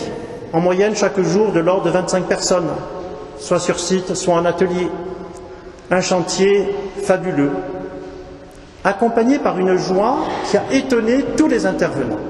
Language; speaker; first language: French; native; French